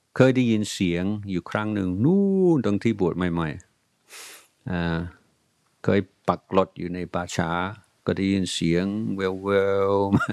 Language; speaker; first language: Thai; non-native, fluent; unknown